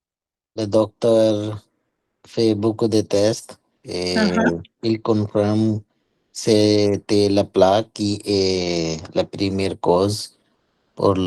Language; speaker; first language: French; non-native, learner; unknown